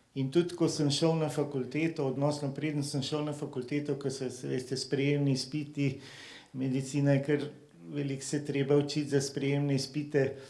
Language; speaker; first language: Slovenian; native; Slovenian